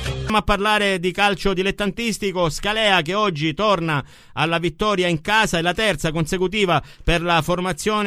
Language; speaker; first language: Italian; native; Italian